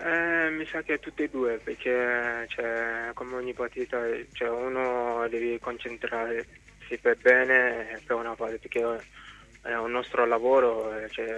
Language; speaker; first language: Italian; non-native, fluent; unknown